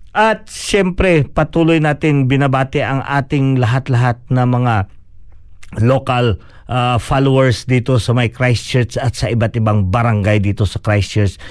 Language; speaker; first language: Filipino; non-native, local second language; Cebuano